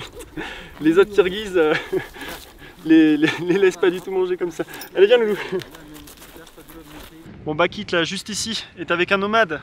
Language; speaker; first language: French; native; French